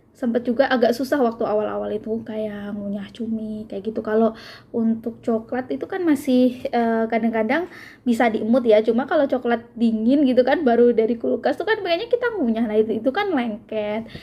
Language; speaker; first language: Indonesian; native; Indonesian